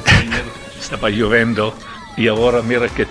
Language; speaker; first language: Spanish; non-native, learner; Italian